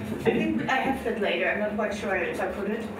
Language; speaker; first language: English; non-native, fluent; German